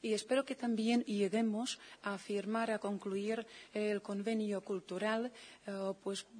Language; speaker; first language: Spanish; non-native, fluent; Czech